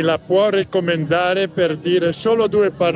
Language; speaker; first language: Italian; non-native, learner; Croatian